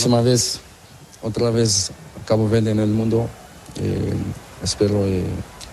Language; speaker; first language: Spanish; non-native, learner; Portuguese